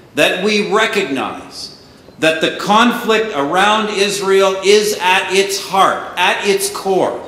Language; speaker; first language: English; native; English